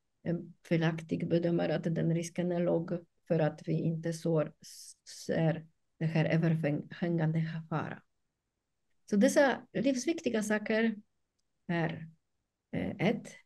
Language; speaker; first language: Swedish; non-native, fluent; Polish